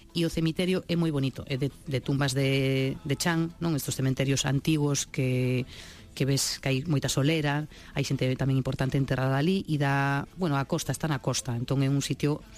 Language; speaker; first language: Galician; non-native, local second language; Spanish